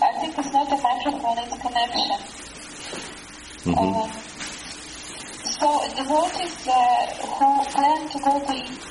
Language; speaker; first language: English; non-native, learner; Russian